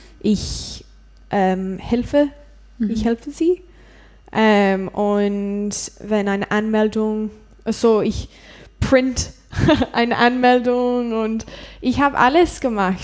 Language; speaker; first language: German; non-native, learner; English